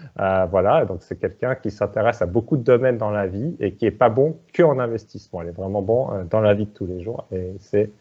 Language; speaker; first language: French; native; French